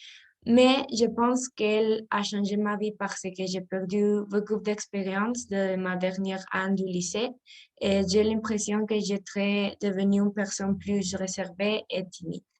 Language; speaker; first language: French; non-native, learner; Spanish